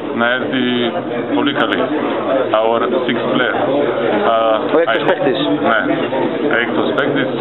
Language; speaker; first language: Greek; non-native, learner; Macedonian